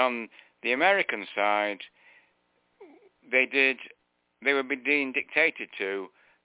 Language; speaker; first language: English; native; English